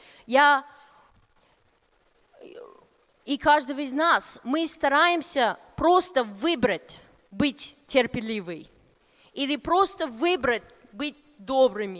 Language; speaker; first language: Russian; non-native, fluent; English